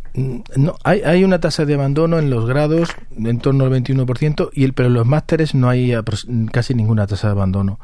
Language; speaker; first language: Spanish; native; Spanish